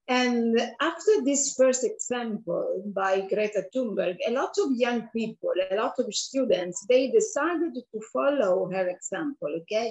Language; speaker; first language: English; non-native, fluent; Italian